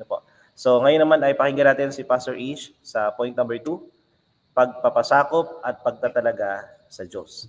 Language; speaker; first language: Filipino; native; Filipino